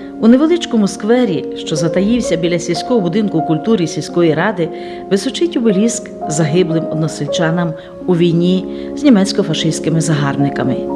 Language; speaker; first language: Ukrainian; native; Ukrainian